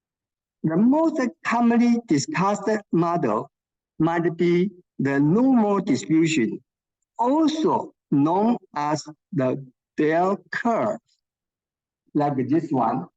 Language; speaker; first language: English; non-native, fluent; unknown